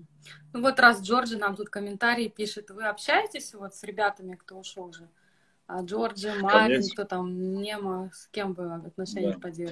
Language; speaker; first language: Russian; native; Russian